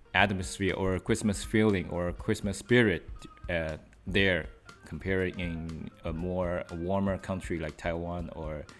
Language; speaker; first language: English; non-native, fluent; Chinese